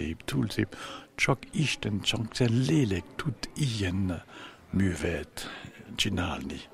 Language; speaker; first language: Hungarian; non-native, learner; French